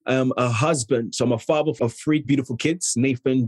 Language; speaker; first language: English; native; English